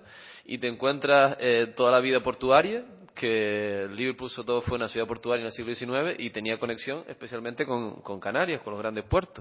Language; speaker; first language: Spanish; native; Spanish